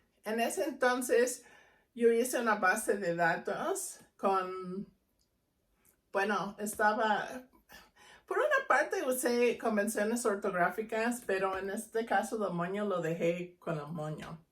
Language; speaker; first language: Spanish; non-native, fluent; English